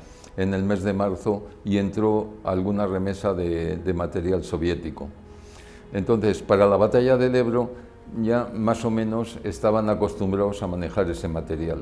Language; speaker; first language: Spanish; native; Spanish